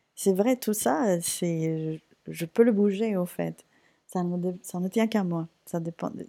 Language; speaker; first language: French; non-native, fluent; Spanish